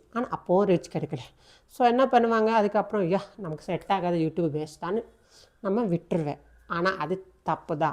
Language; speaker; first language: Tamil; non-native, local second language; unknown